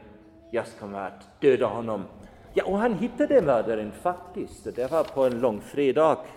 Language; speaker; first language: Swedish; non-native, fluent; German